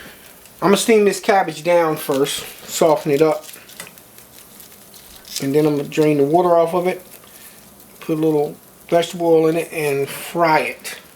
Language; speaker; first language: English; native; English